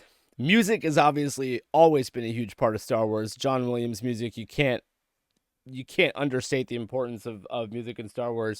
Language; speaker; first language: English; native; English